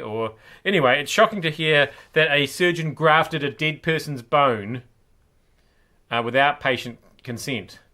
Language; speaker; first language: English; native; English